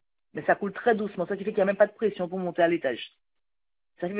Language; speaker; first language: French; native; French